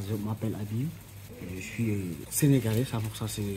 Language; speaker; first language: French; non-native, local second language; Wolof